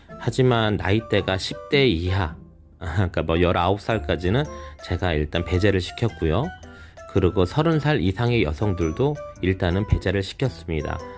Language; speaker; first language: Korean; native; Korean